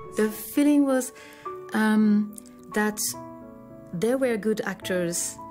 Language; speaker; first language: English; non-native, fluent; French